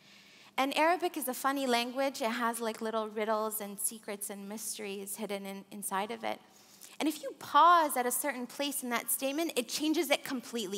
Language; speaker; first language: English; early bilingual, other home language; Arabic